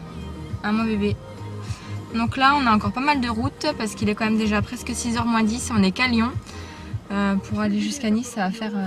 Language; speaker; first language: French; native; French